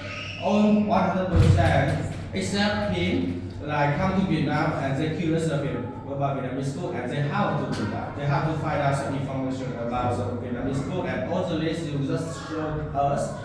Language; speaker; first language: English; non-native, learner; Vietnamese